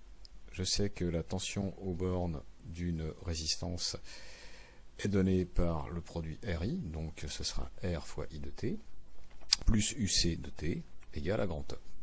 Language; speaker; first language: French; native; French